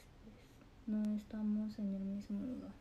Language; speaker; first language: Spanish; non-native, learner; Japanese